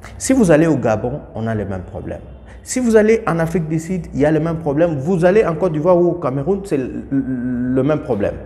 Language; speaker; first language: French; non-native, local second language; Lingala